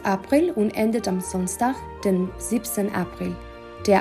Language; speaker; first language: German; non-native, learner; Spanish